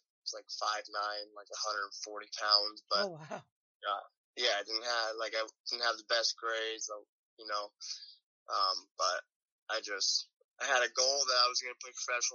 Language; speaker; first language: English; native; English